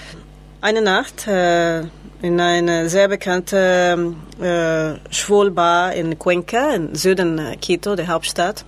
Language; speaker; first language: German; non-native, learner; Spanish